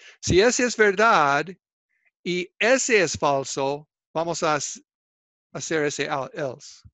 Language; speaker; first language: Spanish; non-native, fluent; English